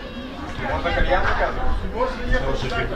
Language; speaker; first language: Russian; native; Russian